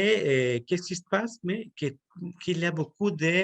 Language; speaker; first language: French; non-native, learner; Spanish